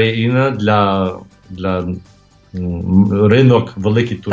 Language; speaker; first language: Ukrainian; early bilingual, heritage; English